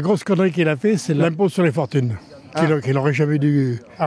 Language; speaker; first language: French; native; French